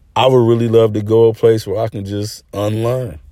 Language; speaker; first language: English; native; English